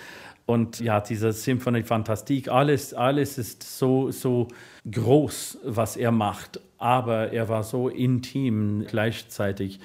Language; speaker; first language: German; non-native, learner; English